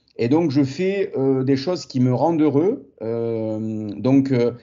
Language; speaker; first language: French; native; French